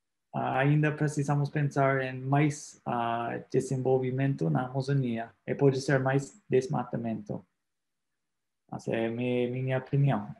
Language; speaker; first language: Portuguese; non-native, fluent; English